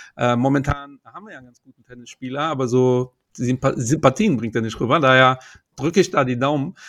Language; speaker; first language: German; early bilingual, other home language; Portuguese